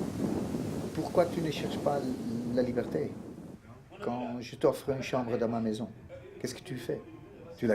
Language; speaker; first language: French; non-native, learner; Dutch